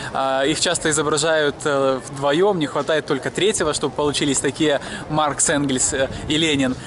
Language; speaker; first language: Russian; native; Russian